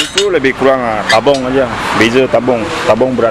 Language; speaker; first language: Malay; non-native, local second language; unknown